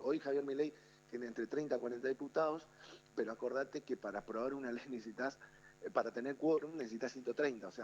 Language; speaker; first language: Spanish; native; Spanish